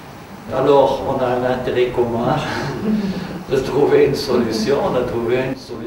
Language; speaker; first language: French; non-native, fluent; German